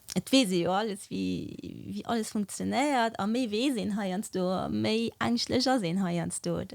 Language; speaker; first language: Luxembourgish; early bilingual, other home language; Portuguese